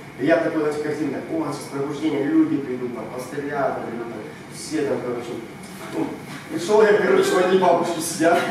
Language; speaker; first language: Russian; non-native, local second language; Romanian